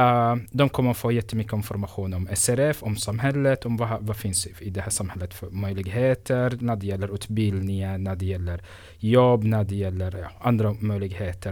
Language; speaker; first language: Swedish; non-native, fluent; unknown